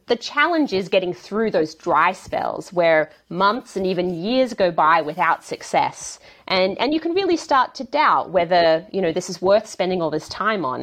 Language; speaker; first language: English; native; English